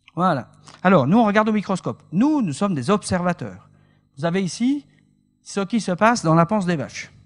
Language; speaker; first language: French; native; French